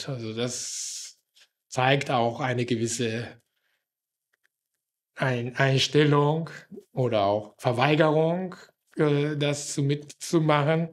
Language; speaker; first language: German; non-native, fluent; Japanese